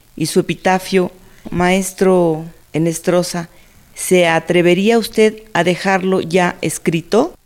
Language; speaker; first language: Spanish; native; Spanish